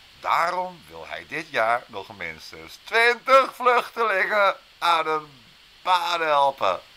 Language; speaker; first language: Dutch; native; Dutch